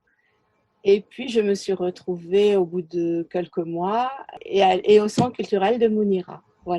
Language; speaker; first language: French; native; French